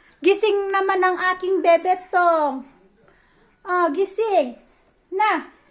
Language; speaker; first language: Filipino; native; Filipino